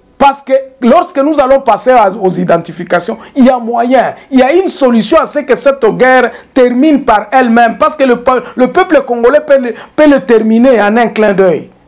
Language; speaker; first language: French; non-native, local second language; Swahili